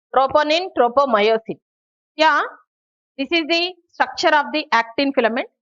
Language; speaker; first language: English; non-native, local second language; Telugu